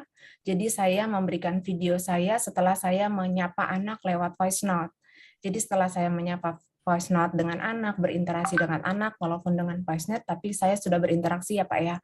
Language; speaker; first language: Indonesian; native; Indonesian